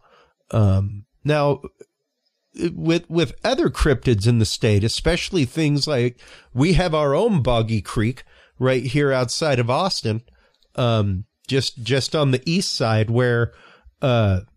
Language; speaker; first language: English; native; English